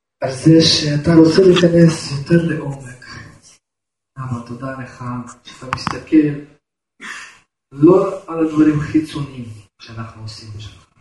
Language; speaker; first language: Hebrew; non-native, fluent; Russian